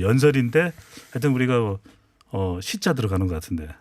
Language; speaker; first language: Korean; native; Korean